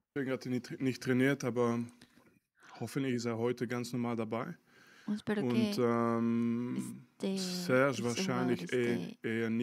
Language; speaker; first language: German; non-native, fluent; French